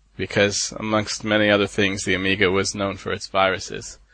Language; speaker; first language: English; native; English